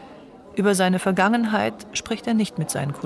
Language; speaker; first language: German; native; German